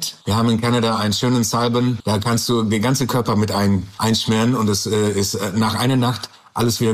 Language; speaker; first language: German; non-native, learner; English